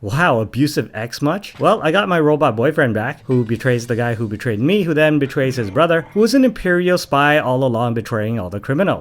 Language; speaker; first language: English; native; English